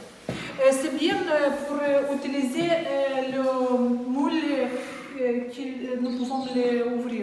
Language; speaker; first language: French; non-native, learner; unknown